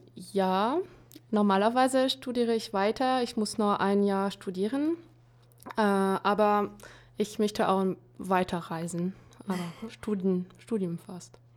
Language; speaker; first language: German; non-native, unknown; French